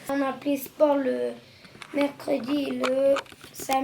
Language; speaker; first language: French; early bilingual, heritage; French